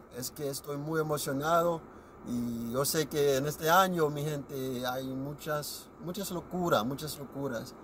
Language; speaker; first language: Spanish; non-native, learner; Haitian Creole